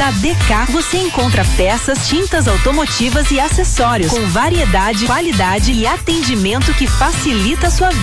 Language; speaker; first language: Portuguese; native; Portuguese